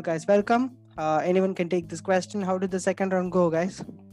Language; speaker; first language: English; non-native, local second language; Tamil